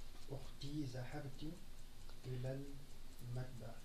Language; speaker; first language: Arabic; non-native, learner; French